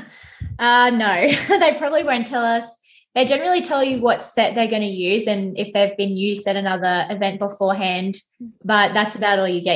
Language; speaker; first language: English; native; English